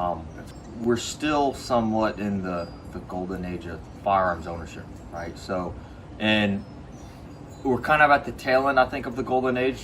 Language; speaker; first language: English; native; English